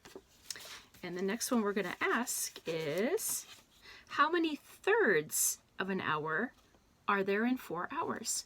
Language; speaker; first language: English; native; English